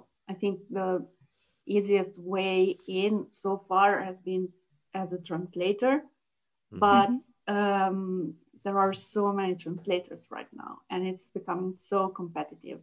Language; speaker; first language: English; non-native, fluent; Italian